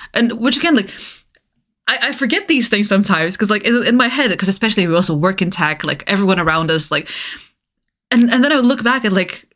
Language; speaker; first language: English; non-native, fluent; Bulgarian